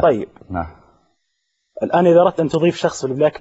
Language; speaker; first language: Arabic; native; Arabic